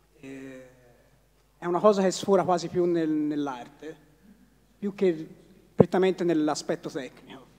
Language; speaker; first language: Italian; native; Italian